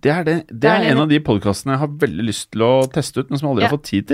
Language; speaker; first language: Norwegian; native; Norwegian